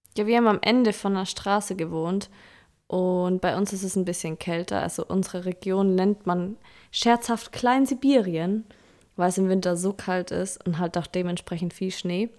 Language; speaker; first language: German; native; German